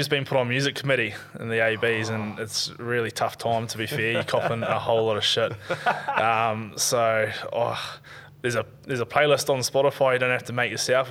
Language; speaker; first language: English; native; English